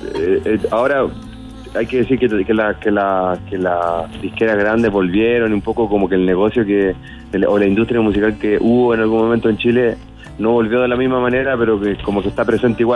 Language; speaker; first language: Spanish; native; Spanish